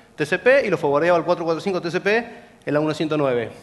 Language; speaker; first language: Spanish; native; Spanish